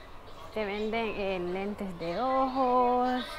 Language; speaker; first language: Spanish; early bilingual, heritage; Spanish